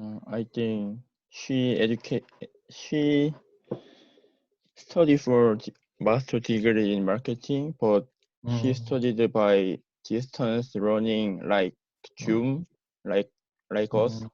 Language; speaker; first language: English; non-native, learner; Korean